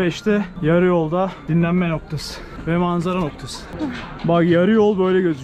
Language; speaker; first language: Turkish; native; Turkish